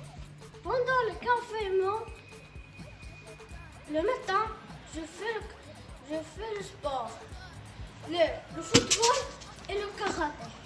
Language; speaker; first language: French; non-native, learner; Arabic